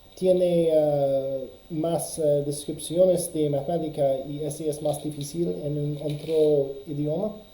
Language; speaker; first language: Spanish; non-native, learner; English